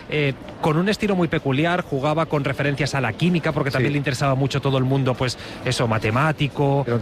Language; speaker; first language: Spanish; native; Spanish